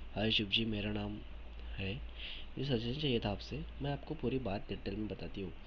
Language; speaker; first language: Hindi; non-native, local second language; Marathi